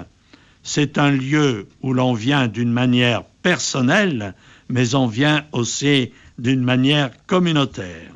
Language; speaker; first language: French; native; French